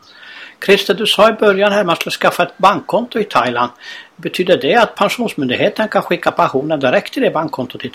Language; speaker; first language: Swedish; native; Swedish